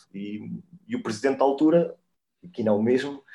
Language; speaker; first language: Portuguese; native; Portuguese